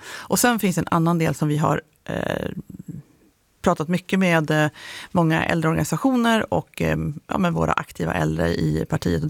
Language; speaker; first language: Swedish; native; Swedish